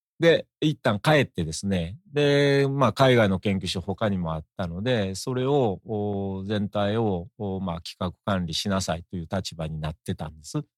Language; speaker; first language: Japanese; native; Japanese